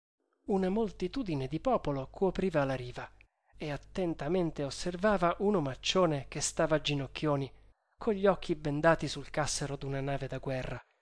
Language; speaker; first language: Italian; native; Italian